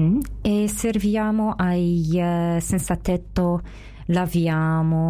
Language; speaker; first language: Italian; non-native, fluent; Arabic